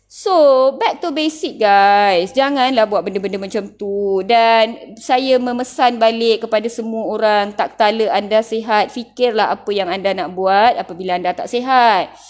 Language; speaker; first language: Malay; non-native, local second language; Tamil